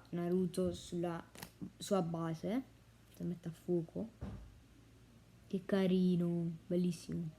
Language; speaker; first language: Italian; native; Italian